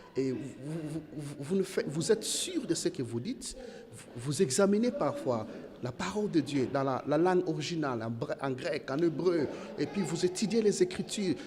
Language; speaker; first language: French; non-native, local second language; Lingala